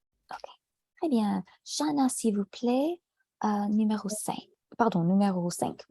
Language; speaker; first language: French; native; French